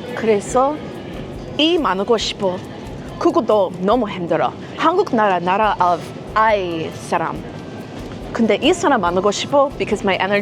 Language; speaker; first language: Korean; non-native, learner; English